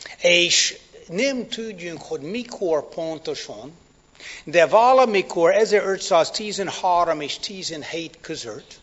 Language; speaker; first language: Hungarian; non-native, fluent; English